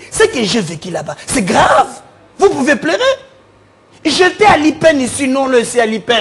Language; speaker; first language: French; non-native, local second language; Lingala